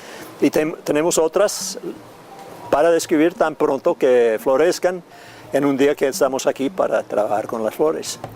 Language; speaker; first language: Spanish; non-native, fluent; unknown